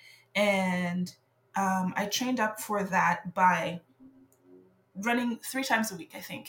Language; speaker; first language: English; non-native, fluent; French